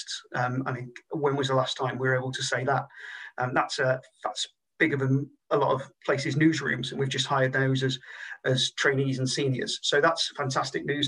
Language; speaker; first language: English; native; English